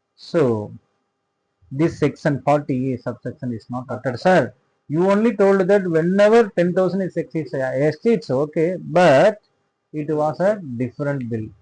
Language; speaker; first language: English; non-native, local second language; Tamil